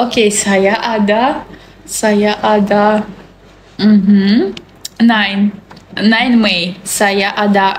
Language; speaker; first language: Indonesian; non-native, learner; Russian